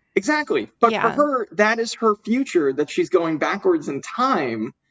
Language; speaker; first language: English; native; English